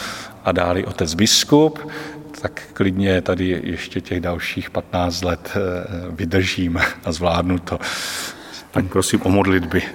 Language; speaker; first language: Czech; native; Czech